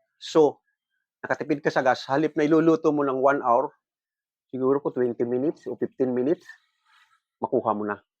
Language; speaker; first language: Filipino; non-native, local second language; Bikol